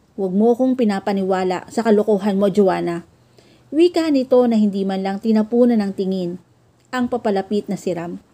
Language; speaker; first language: Filipino; native; Filipino